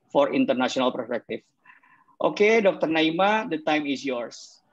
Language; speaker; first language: English; non-native, fluent; Indonesian